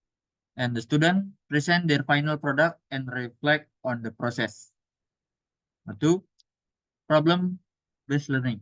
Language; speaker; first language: English; non-native, learner; Indonesian